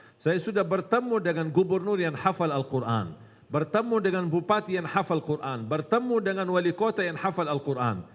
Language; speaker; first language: Malay; non-native, fluent; Arabic